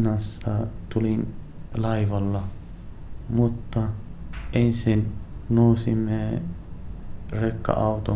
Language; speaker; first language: Finnish; non-native, learner; Arabic